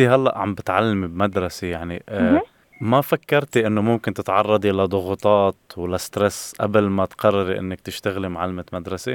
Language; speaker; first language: Arabic; native; Arabic